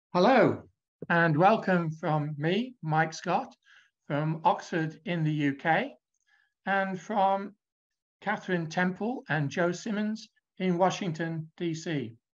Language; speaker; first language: English; native; English